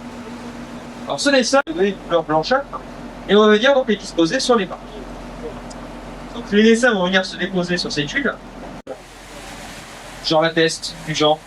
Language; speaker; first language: French; native; French